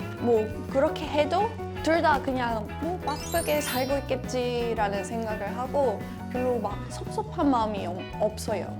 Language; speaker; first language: Korean; non-native, fluent; English